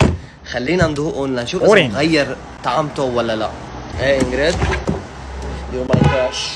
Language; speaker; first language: Arabic; native; Arabic